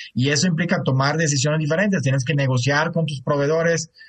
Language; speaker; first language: Spanish; non-native, fluent; German